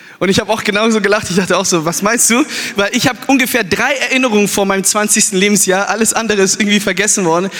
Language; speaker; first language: German; early bilingual, other home language; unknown